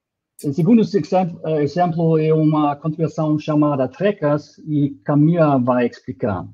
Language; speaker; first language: Portuguese; non-native, fluent; German